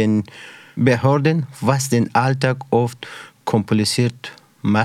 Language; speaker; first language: German; non-native, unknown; Persian